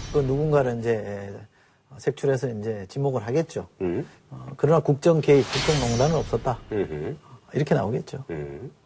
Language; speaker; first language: Korean; native; Korean